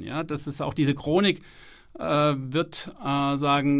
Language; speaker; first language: German; native; German